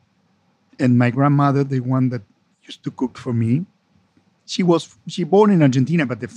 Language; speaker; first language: English; non-native, fluent; Spanish